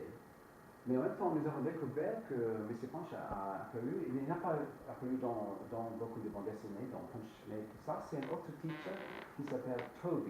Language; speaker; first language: French; non-native, fluent; English